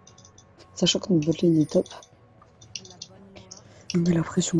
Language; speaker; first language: French; native; French